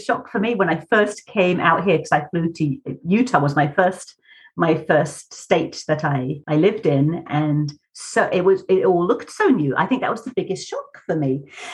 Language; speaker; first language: English; native; English